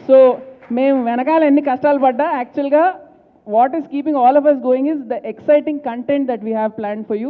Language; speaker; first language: Telugu; native; Telugu